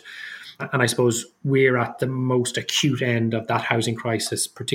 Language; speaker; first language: English; native; English